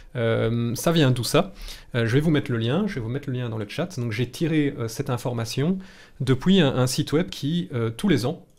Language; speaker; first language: French; native; French